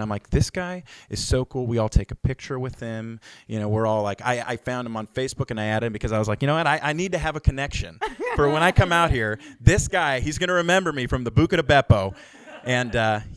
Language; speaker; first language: English; native; English